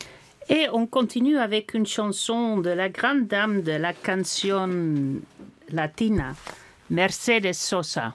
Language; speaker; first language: French; non-native, fluent; Dutch